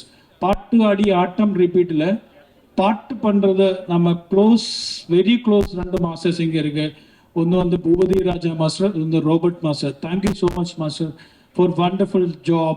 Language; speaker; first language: Tamil; non-native, learner; Malayalam